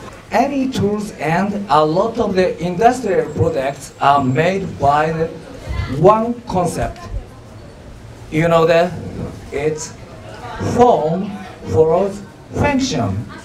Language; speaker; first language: English; non-native, learner; Japanese